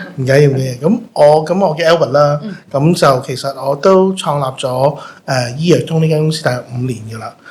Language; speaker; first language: Cantonese; native; Cantonese